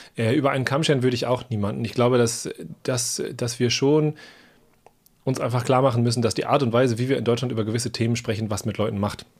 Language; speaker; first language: German; native; German